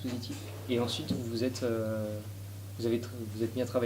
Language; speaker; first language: French; native; French